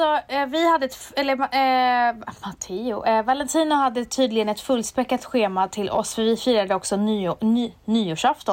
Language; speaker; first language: Swedish; native; Swedish